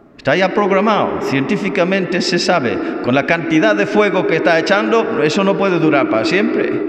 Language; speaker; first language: Spanish; non-native, fluent; English